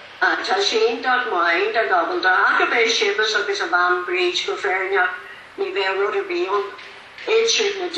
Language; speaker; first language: Irish; non-native, local second language; English